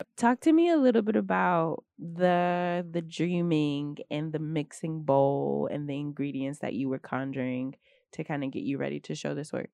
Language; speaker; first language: English; native; English